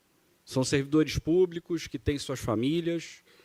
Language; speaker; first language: Portuguese; native; Portuguese